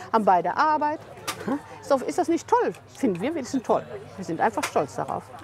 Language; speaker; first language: German; native; German